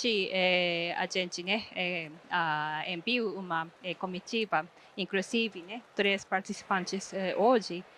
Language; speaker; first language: Portuguese; non-native, fluent; Japanese